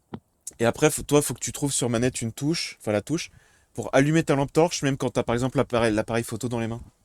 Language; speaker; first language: French; native; French